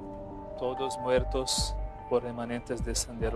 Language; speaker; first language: Spanish; non-native, fluent; Portuguese